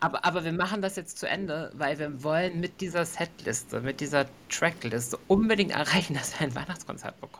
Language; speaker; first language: German; native; German